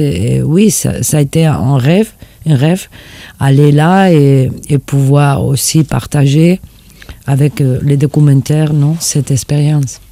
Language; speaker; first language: French; non-native, fluent; Spanish